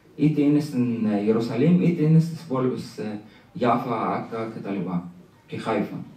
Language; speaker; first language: Greek; early bilingual, other home language; Arabic